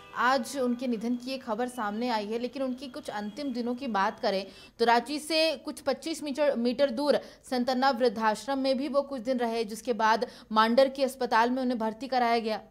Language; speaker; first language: Hindi; native; Hindi